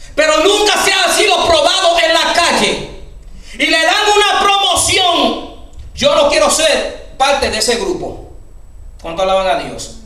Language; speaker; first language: Spanish; early bilingual, heritage; Spanish